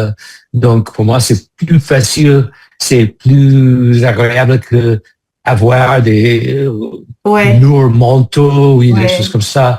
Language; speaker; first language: French; non-native, fluent; English